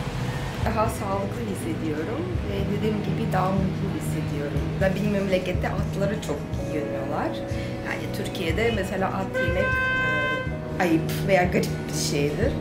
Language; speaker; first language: Turkish; non-native, fluent; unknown